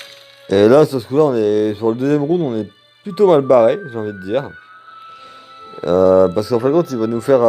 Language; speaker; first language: French; native; French